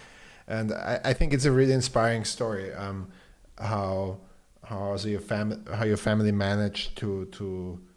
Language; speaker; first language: English; non-native, fluent; German